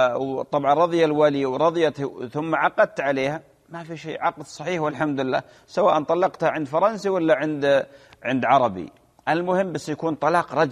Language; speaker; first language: Arabic; native; Arabic